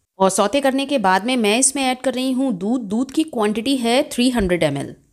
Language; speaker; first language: Hindi; native; Hindi